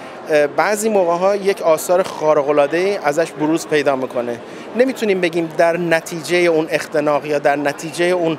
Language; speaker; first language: Persian; native; Persian